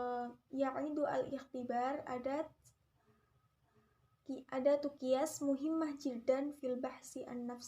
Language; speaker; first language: Arabic; non-native, learner; Indonesian